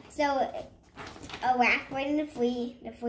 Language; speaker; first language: English; native; English